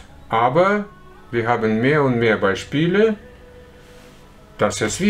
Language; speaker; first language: German; non-native, fluent; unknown